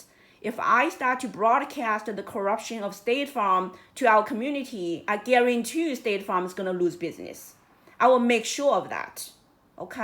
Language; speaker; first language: English; non-native, fluent; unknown